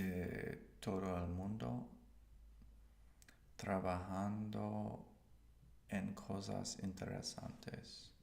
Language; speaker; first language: Spanish; non-native, learner; English